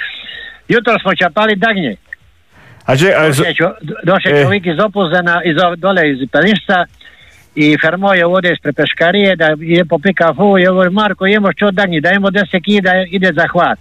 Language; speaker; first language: Serbian; native; Serbian